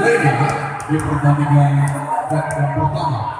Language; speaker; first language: Indonesian; non-native, local second language; Achinese